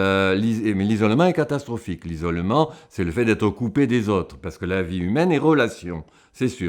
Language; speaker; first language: French; native; French